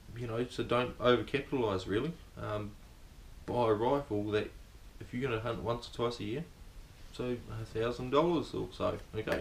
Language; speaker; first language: English; native; English